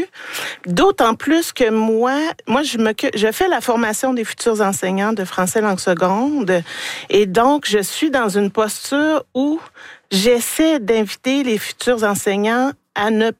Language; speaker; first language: French; native; French